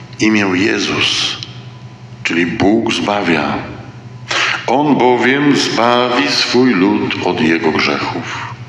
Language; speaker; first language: Polish; native; Polish